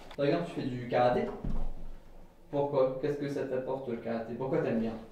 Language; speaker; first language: French; native; French